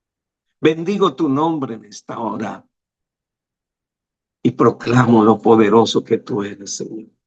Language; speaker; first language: Spanish; native; Spanish